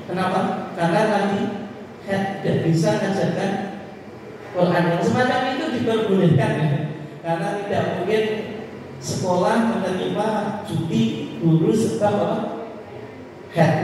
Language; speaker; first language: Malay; non-native, local second language; Javanese